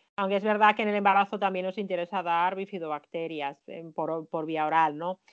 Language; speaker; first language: Spanish; non-native, fluent; Finnish